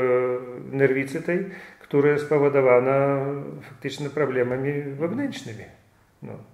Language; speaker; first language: Polish; non-native, fluent; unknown